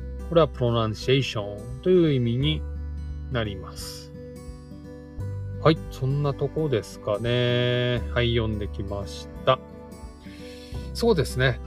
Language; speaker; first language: Japanese; native; Japanese